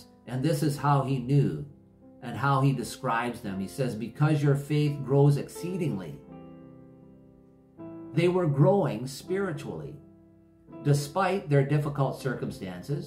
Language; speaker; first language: English; native; English